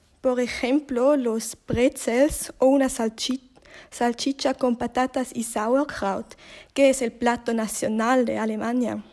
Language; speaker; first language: Spanish; non-native, learner; Swiss German